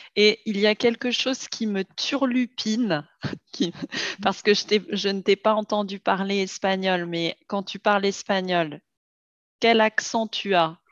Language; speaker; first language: French; native; French